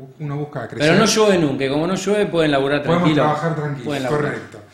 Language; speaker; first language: Spanish; native; Spanish